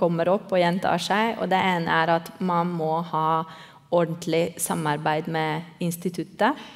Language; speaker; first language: Norwegian; non-native, fluent; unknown